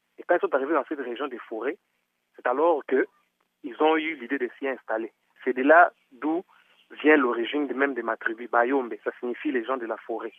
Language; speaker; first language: French; non-native, local second language; Kongo